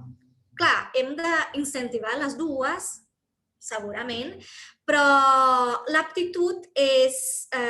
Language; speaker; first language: Catalan; non-native, fluent; Portuguese